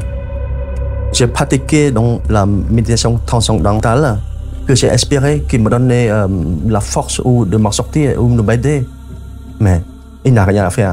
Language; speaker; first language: French; non-native, fluent; Khmer